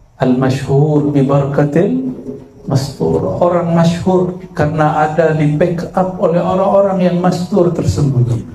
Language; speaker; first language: Malay; native; Malay